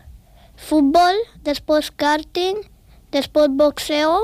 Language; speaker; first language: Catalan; non-native, local second language; Spanish